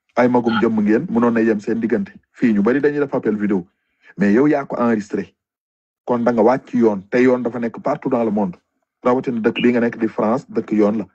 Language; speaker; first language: Wolof; non-native, local second language; Fula